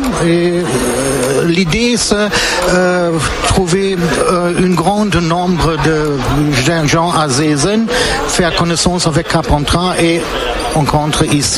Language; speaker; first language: French; non-native, learner; German